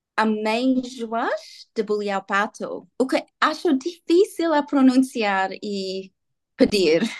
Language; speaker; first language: Portuguese; non-native, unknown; English